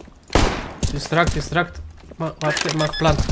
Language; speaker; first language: German; non-native, learner; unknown